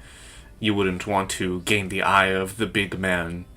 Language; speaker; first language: English; native; English